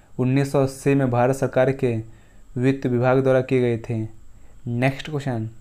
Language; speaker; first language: Hindi; native; Hindi